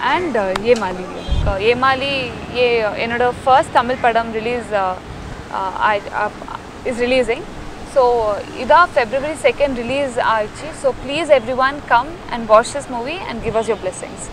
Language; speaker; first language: Tamil; non-native, learner; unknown